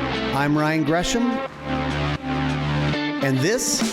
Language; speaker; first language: English; native; English